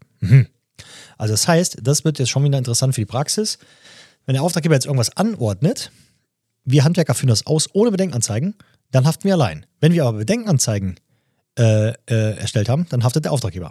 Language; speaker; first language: German; native; German